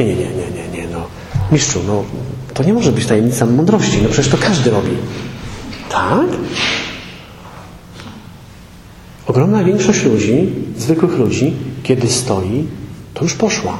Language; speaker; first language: Polish; native; Polish